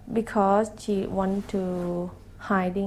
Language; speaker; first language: English; non-native, learner; Thai